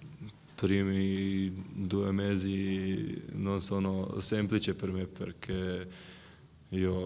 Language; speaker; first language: Italian; non-native, learner; Croatian